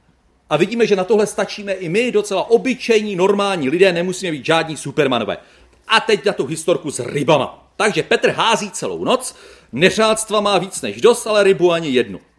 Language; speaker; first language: Czech; native; Czech